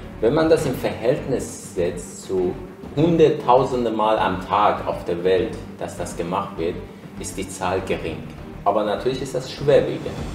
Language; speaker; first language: German; non-native, fluent; Persian